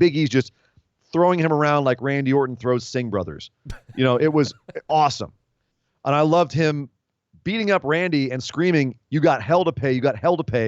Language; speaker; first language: English; native; English